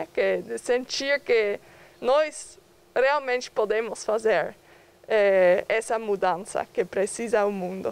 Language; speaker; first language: Portuguese; non-native, fluent; Dutch